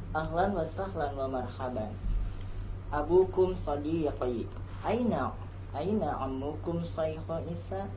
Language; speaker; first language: Arabic; non-native, learner; Indonesian